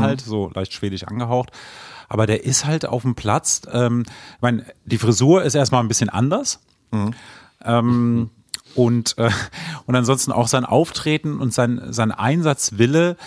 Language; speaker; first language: German; native; German